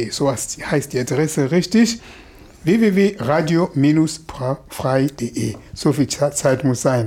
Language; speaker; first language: German; non-native, fluent; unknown